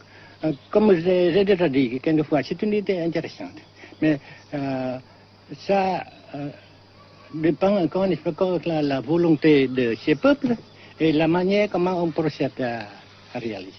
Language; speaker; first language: French; non-native, fluent; Vietnamese